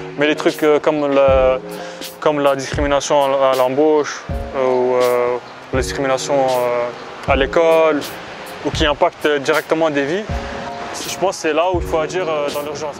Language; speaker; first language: French; early bilingual, other home language; Arabic